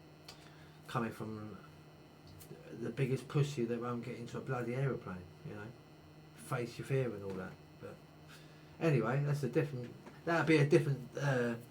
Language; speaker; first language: English; native; English